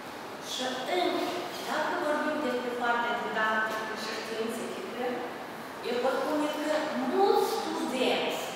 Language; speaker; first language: Romanian; non-native, local second language; Russian